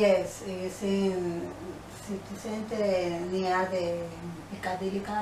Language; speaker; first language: English; non-native, learner; Spanish